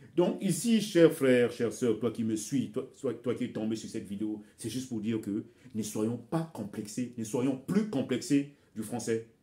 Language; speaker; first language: French; non-native, local second language; Bembe